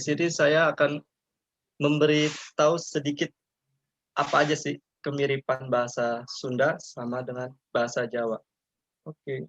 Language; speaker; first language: Indonesian; non-native, local second language; Javanese